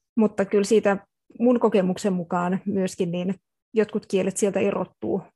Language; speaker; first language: Finnish; native; Finnish